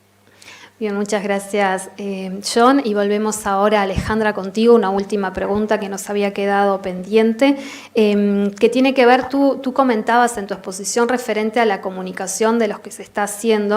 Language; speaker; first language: Spanish; native; Spanish